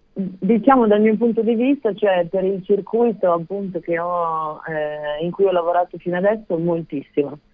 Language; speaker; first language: Italian; native; Italian